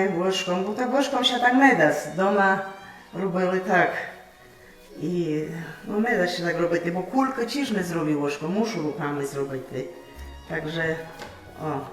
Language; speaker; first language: Polish; non-native, local second language; Rusyn